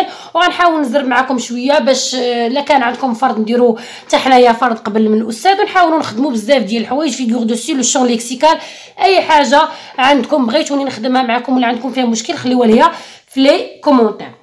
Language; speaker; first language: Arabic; native; Arabic